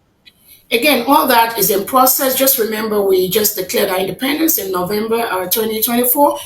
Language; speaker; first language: English; non-native, local second language; Igbo